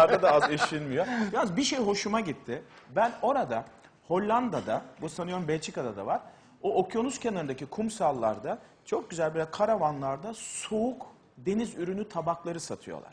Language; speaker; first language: Turkish; native; Turkish